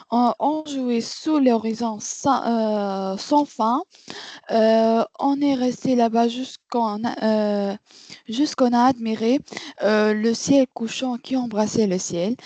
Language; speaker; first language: French; non-native, learner; Arabic